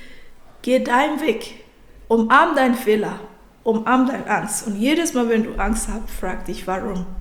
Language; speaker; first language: German; non-native, fluent; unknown